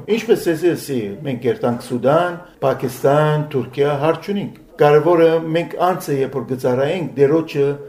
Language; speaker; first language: Armenian; early bilingual, heritage; Armenian